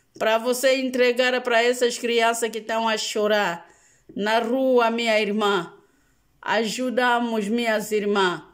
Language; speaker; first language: Portuguese; non-native, local second language; Lingala